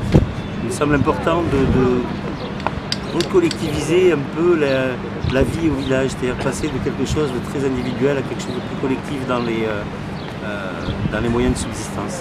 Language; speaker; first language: French; native; French